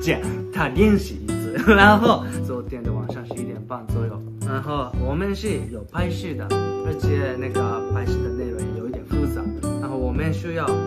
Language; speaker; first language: Chinese; non-native, learner; Japanese